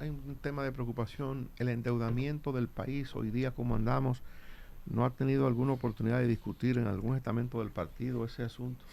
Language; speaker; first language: Spanish; native; Spanish